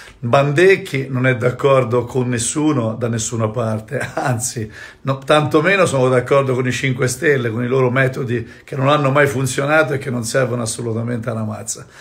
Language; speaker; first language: Italian; native; Italian